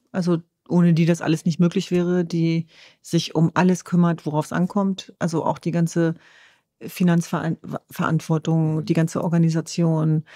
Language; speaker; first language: German; early bilingual, other home language; Kurdish